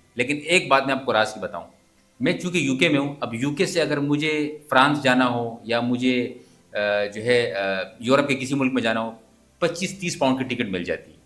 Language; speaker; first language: Urdu; non-native, local second language; Pashto